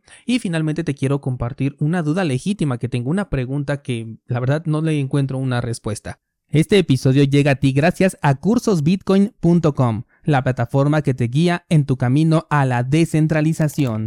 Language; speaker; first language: Spanish; native; Spanish